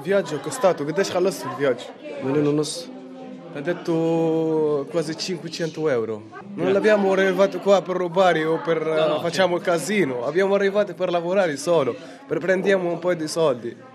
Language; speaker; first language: Italian; non-native, learner; Arabic